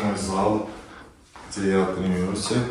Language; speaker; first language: Russian; non-native, learner; Armenian